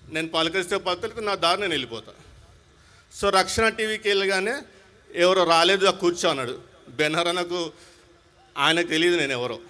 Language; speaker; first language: Telugu; non-native, local second language; Urdu